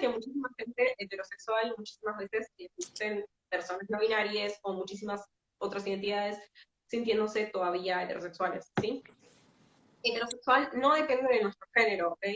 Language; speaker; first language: Spanish; native; Spanish